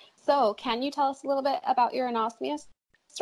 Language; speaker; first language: English; native; English